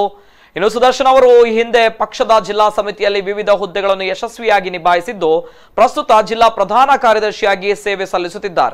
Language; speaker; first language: Kannada; native; Kannada